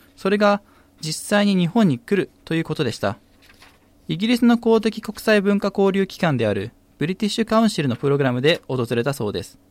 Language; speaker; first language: Japanese; native; Japanese